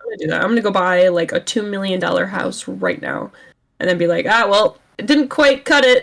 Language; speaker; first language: English; native; English